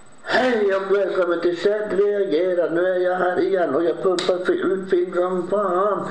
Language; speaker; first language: Swedish; early bilingual, other home language; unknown